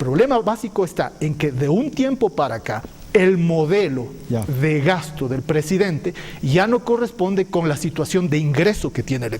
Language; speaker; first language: Spanish; native; Spanish